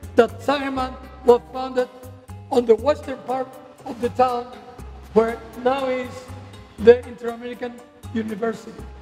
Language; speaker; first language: English; non-native, fluent; Spanish